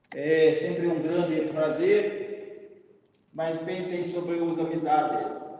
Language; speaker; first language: Portuguese; non-native, fluent; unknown